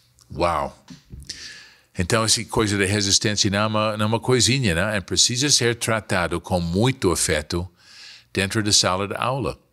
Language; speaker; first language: Portuguese; non-native, fluent; English